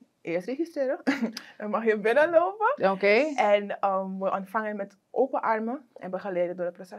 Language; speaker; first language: Dutch; native; Dutch